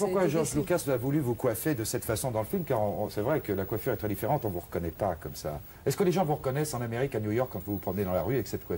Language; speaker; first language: French; native; French